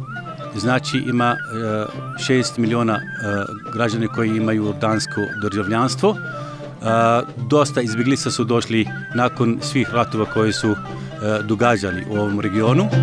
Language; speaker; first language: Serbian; non-native, learner; Arabic